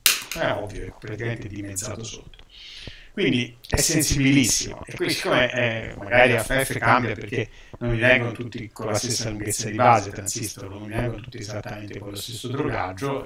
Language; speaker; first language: Italian; native; Italian